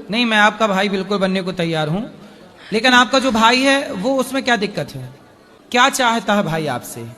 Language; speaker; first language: Hindi; native; Hindi